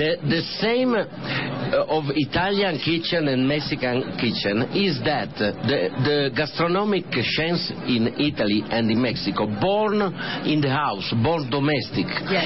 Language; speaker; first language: English; non-native, learner; Italian